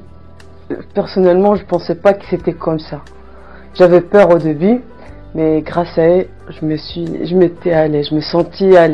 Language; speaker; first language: French; non-native, learner; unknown